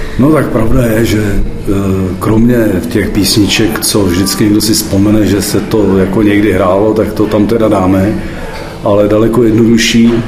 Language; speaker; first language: Czech; native; Czech